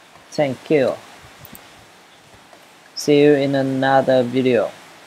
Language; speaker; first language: English; non-native, learner; Vietnamese